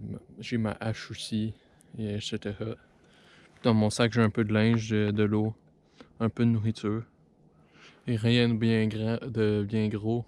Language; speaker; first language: French; native; French